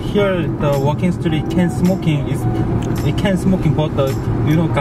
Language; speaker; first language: English; non-native, learner; Korean